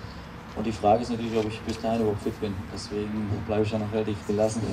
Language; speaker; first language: German; native; German